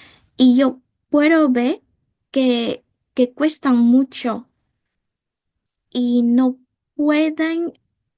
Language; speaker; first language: Spanish; non-native, fluent; Vietnamese